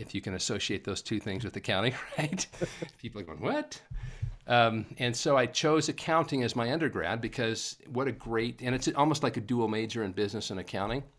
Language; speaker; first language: English; native; English